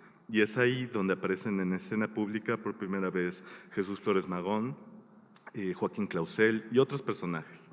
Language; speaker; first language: Spanish; native; Spanish